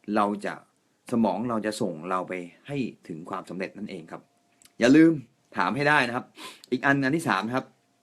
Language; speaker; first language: Thai; non-native, fluent; Japanese